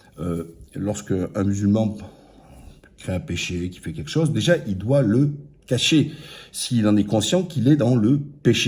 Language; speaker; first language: French; native; French